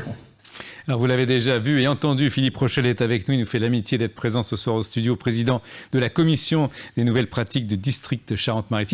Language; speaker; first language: French; native; French